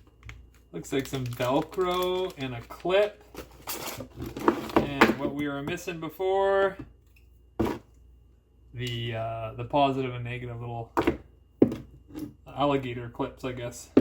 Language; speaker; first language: English; native; English